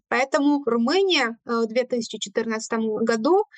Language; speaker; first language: Russian; non-native, fluent; Romanian